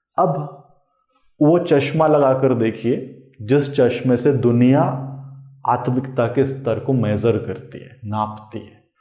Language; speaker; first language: Hindi; native; Hindi